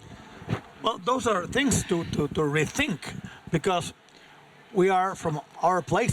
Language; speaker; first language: English; non-native, fluent; Spanish